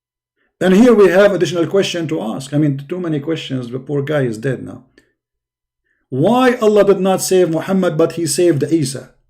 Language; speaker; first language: English; non-native, fluent; Arabic